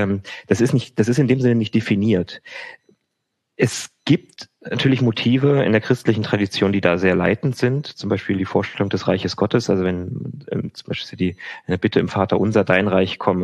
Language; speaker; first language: German; native; German